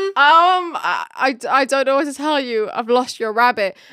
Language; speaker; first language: English; early bilingual, other home language; Filipino